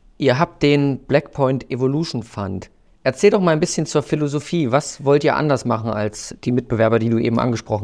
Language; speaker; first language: German; native; German